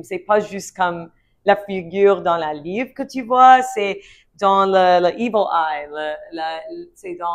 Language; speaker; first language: French; non-native, learner; English